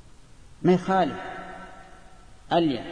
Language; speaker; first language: Arabic; native; Arabic